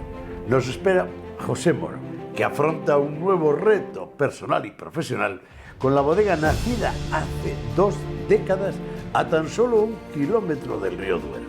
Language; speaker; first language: Spanish; native; Spanish